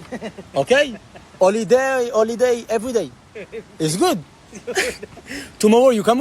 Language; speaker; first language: English; non-native, learner; French